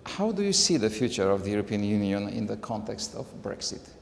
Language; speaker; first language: English; non-native, fluent; Romanian